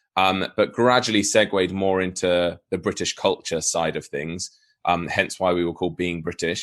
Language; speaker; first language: English; native; English